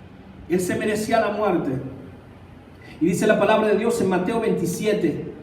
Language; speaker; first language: Spanish; native; Spanish